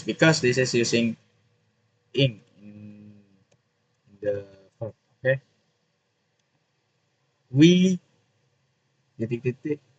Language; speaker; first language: English; non-native, learner; Indonesian